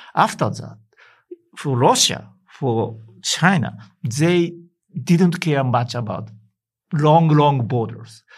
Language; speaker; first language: English; non-native, learner; Japanese